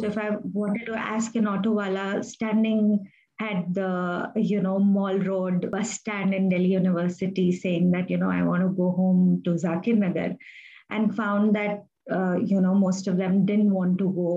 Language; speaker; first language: English; non-native, local second language; Hindi